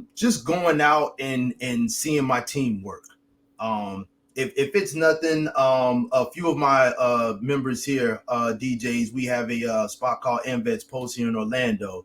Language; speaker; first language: English; native; English